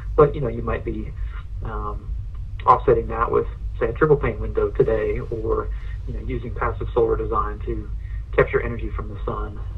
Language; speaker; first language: English; native; English